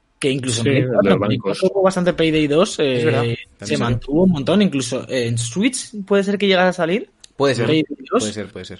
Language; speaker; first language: Spanish; native; Spanish